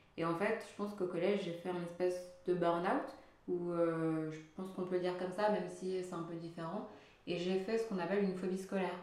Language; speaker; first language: French; early bilingual, other home language; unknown